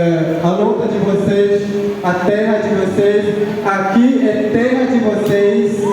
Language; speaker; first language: Portuguese; non-native, local second language; Ticuna